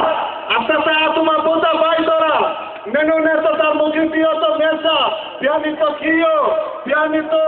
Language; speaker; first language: Greek; non-native, learner; Bangla